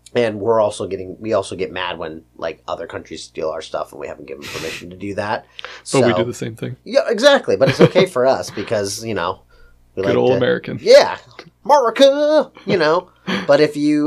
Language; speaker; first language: English; native; English